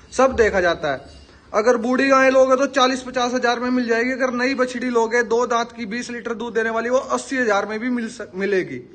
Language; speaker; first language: Hindi; native; Hindi